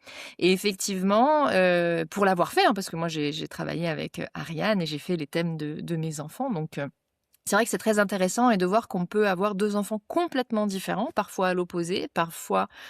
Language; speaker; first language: French; native; French